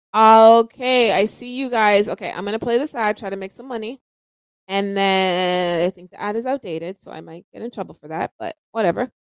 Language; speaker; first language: English; native; English